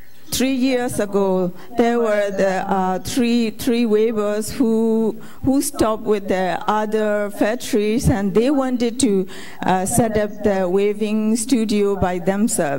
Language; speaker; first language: English; non-native, fluent; Burmese